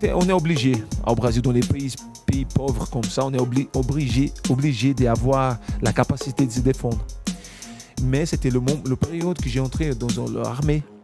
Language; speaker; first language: French; non-native, fluent; Portuguese